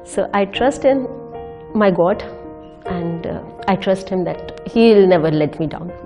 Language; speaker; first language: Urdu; native; Urdu